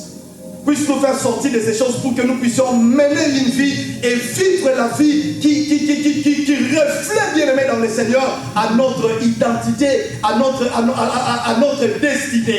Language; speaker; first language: French; non-native, local second language; Lingala